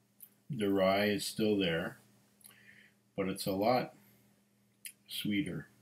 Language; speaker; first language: English; native; English